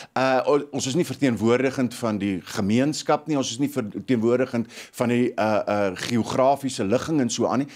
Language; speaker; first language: Afrikaans; native; Afrikaans